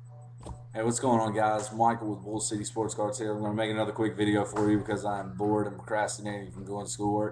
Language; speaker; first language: English; native; English